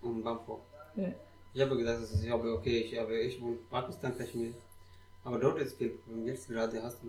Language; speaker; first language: German; non-native, learner; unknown